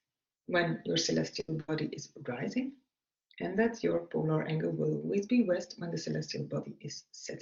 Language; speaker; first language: English; non-native, fluent; Dutch